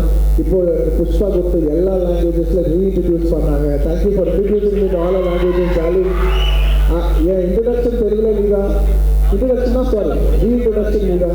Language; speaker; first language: Tamil; non-native, local second language; Telugu